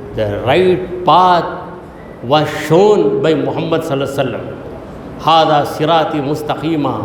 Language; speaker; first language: English; non-native, local second language; Urdu